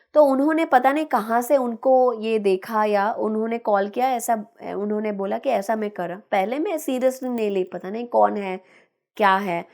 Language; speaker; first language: Hindi; non-native, local second language; Telugu